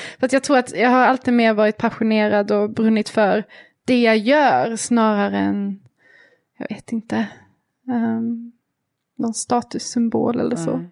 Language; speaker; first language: Swedish; native; Swedish